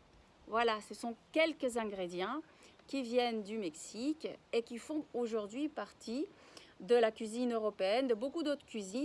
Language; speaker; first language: French; non-native, fluent; Spanish